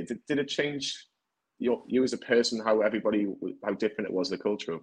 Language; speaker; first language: English; native; English